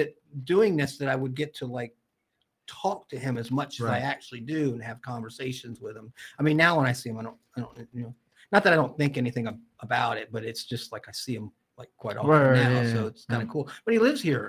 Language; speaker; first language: English; native; English